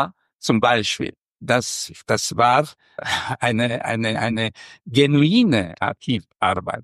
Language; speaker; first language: German; non-native, fluent; Romanian